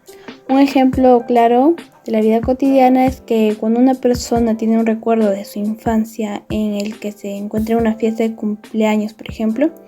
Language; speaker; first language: Spanish; native; Spanish